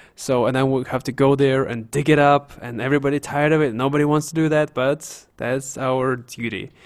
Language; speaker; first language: English; non-native, fluent; Russian